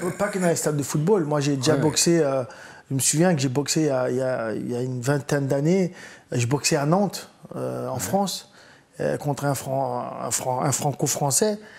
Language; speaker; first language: French; early bilingual, other home language; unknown